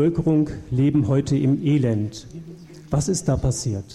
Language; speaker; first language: German; native; German